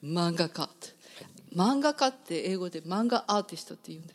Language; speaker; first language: Japanese; native; Japanese